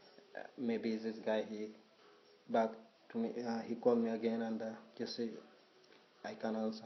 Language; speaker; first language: English; non-native, learner; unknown